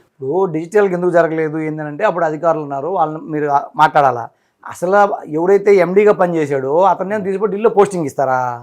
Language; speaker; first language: Telugu; native; Telugu